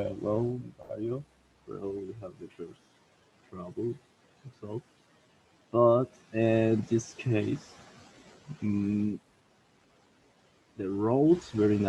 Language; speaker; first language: English; non-native, learner; Spanish